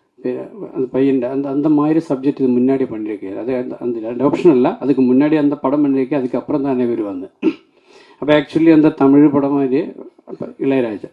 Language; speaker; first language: Tamil; non-native, learner; Malayalam